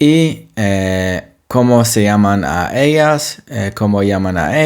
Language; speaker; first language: Spanish; non-native, fluent; Hebrew